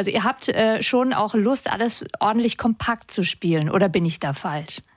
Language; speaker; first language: German; native; German